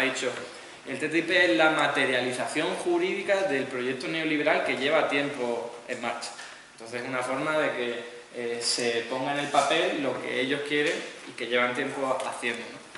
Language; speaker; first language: Spanish; native; Spanish